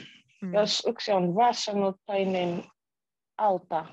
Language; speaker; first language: Finnish; non-native, learner; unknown